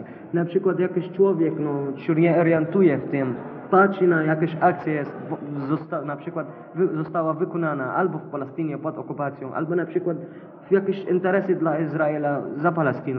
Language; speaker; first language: Polish; non-native, fluent; Arabic